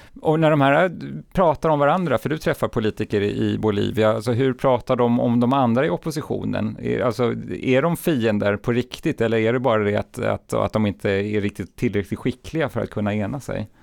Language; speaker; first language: Swedish; native; Swedish